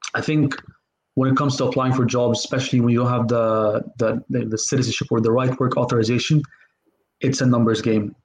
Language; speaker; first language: English; non-native, fluent; Arabic